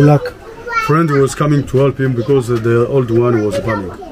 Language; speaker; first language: English; non-native, fluent; Swahili